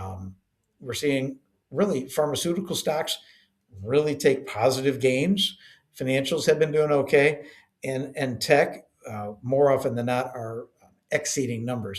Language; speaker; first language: English; native; English